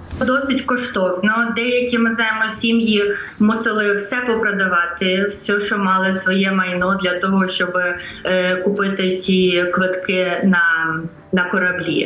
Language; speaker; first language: Ukrainian; early bilingual, heritage; English